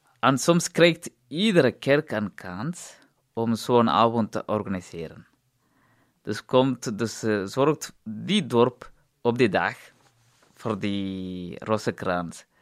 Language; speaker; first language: Dutch; non-native, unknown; Tamil